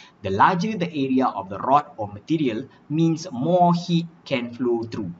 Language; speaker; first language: English; non-native, local second language; Malay